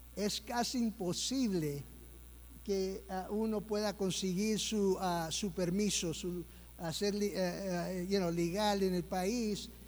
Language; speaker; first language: Spanish; early bilingual, heritage; Spanish